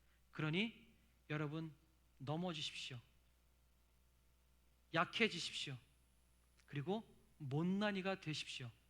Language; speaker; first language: Korean; native; Korean